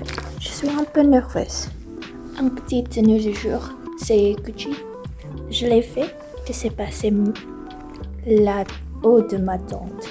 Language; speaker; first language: French; non-native, learner; Indonesian